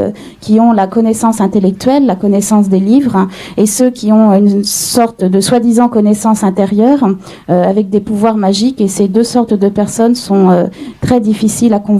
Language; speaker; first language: French; native; French